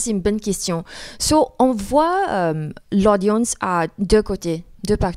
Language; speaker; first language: French; non-native, fluent; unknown